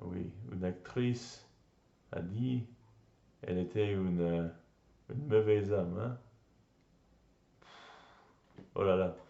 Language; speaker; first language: French; non-native, learner; English